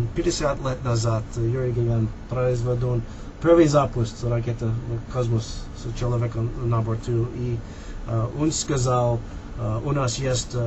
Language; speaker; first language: Russian; non-native, learner; English